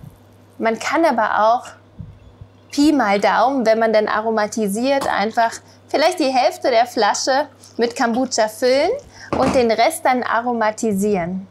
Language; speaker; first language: German; native; German